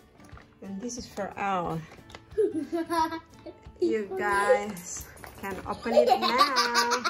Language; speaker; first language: English; non-native, learner; Indonesian